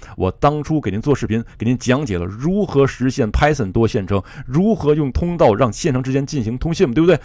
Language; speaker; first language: Chinese; native; Chinese